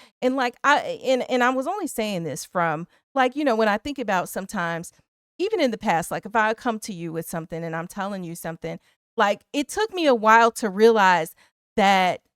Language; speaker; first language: English; native; English